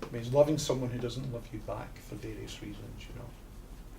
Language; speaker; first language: English; native; English